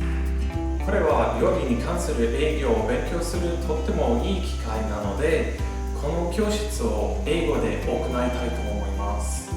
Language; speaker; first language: Japanese; non-native, fluent; English